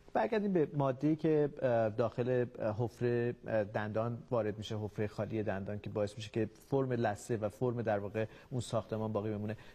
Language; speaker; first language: Persian; native; Persian